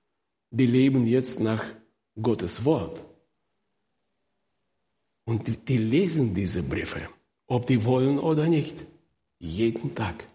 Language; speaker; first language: German; non-native, fluent; Russian